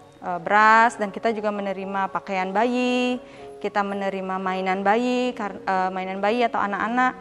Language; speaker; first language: Indonesian; native; Indonesian